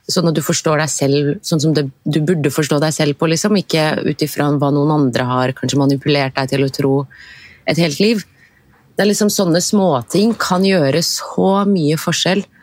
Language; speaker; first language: Norwegian; early bilingual, other home language; Arabic